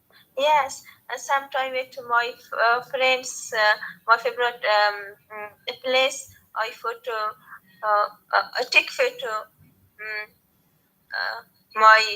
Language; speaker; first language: English; non-native, learner; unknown